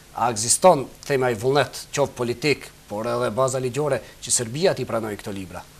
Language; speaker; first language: Albanian; native; Albanian